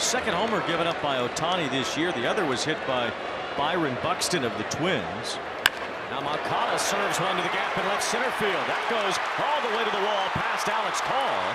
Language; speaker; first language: English; native; English